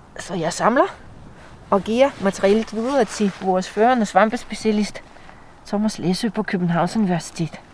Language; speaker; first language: Danish; non-native, fluent; Russian